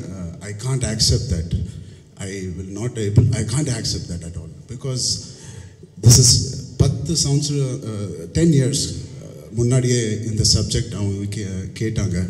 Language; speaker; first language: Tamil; non-native, learner; Telugu